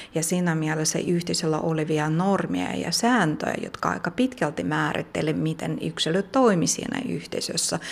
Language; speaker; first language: Finnish; non-native, fluent; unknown